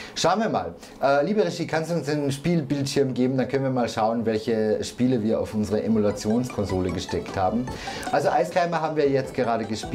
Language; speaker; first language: German; native; German